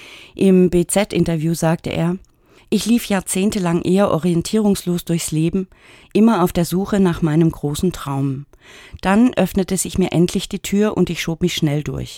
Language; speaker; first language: German; native; German